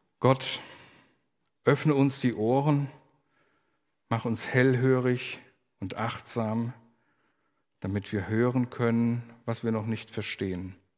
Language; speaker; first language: German; native; German